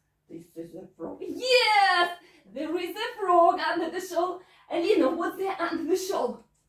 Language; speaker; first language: English; non-native, fluent; Russian